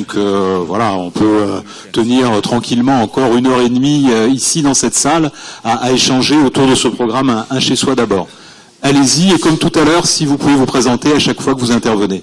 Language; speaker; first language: French; native; French